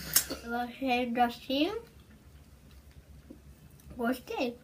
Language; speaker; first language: Portuguese; early bilingual, heritage; Portuguese